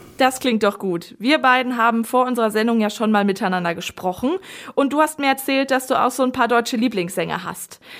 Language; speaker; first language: German; native; German